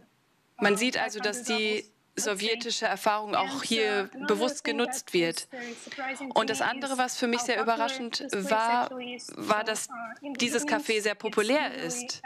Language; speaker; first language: German; non-native, fluent; Russian